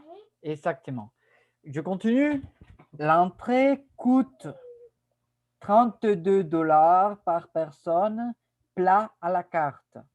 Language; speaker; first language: French; non-native, fluent; Spanish